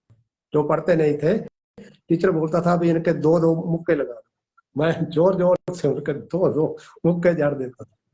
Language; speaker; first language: Hindi; non-native, local second language; Punjabi